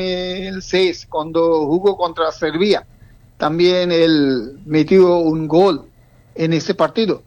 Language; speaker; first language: Spanish; non-native, fluent; Bangla